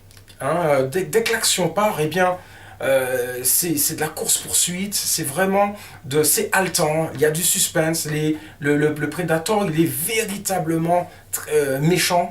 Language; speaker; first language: French; native; French